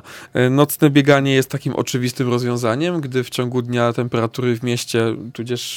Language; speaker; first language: Polish; native; Polish